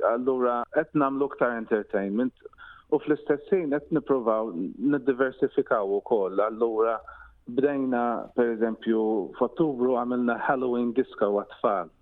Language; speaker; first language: Maltese; early bilingual, heritage; Maltese